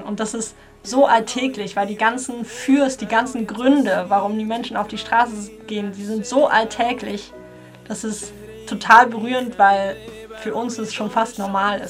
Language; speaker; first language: German; native; German